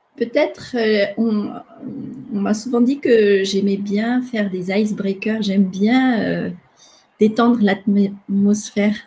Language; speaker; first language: French; non-native, local second language; Malagasy